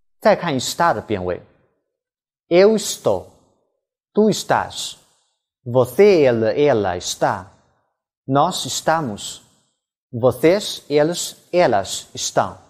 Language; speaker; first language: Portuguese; non-native, fluent; Chinese